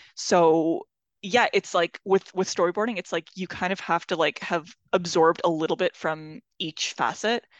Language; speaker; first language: English; non-native, fluent; Persian